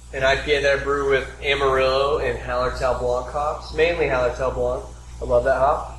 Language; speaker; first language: English; native; English